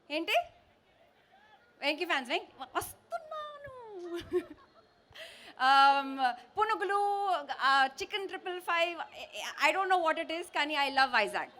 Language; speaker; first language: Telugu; non-native, local second language; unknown